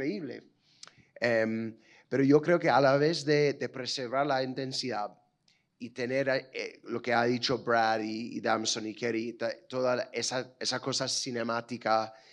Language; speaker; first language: Spanish; non-native, fluent; English